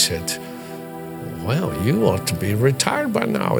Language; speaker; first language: English; non-native, fluent; Dutch